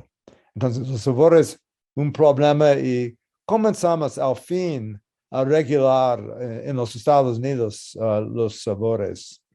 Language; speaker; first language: Spanish; non-native, learner; English